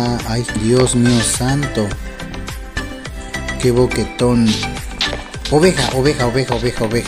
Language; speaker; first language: Spanish; native; Spanish